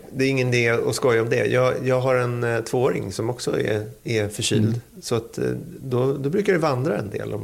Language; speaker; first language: Swedish; native; Swedish